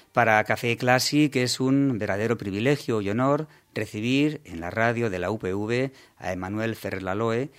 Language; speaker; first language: Spanish; native; Spanish